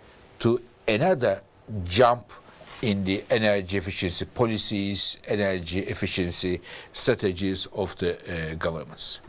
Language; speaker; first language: English; non-native, fluent; Turkish